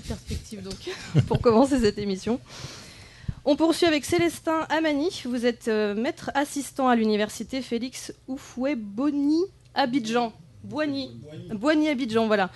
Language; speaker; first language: French; native; French